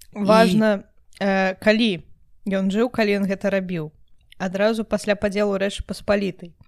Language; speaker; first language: Belarusian; non-native, local second language; Russian